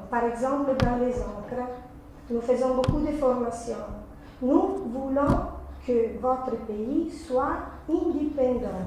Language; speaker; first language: French; non-native, fluent; Italian